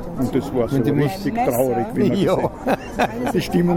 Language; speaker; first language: German; native; German